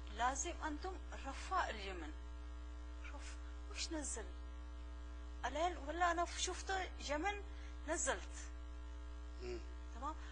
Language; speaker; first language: Arabic; non-native, learner; Urdu